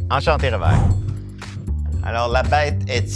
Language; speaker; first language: French; native; French